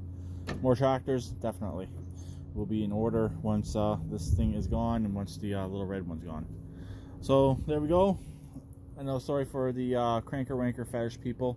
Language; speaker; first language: English; native; English